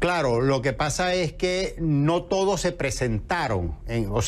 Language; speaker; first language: Spanish; native; Spanish